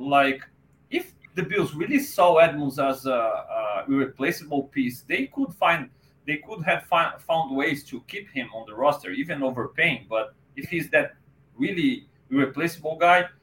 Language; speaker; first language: English; non-native, fluent; Portuguese